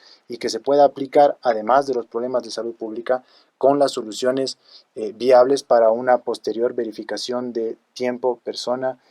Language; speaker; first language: Spanish; native; Spanish